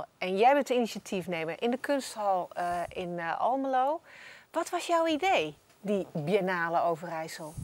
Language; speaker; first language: Dutch; native; Dutch